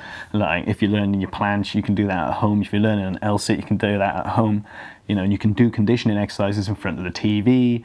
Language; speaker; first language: English; native; English